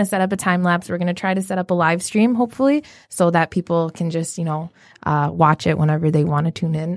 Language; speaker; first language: English; native; English